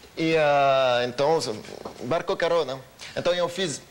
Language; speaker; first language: Portuguese; non-native, learner; French